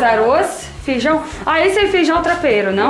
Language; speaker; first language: Portuguese; non-native, fluent; Russian